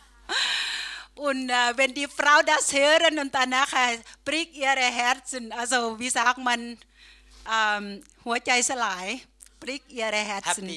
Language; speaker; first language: German; non-native, learner; Thai